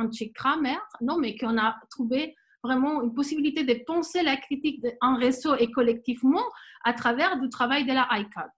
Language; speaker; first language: French; non-native, fluent; Spanish